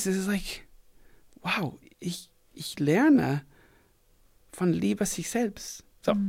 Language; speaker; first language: German; non-native, fluent; English